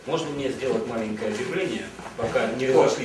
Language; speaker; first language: Russian; native; Russian